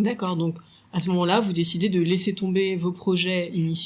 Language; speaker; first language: French; native; French